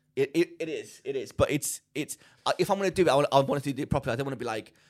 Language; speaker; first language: English; non-native, fluent; Greek